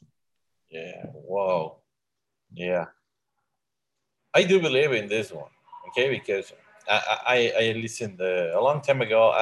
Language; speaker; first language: English; non-native, learner; Spanish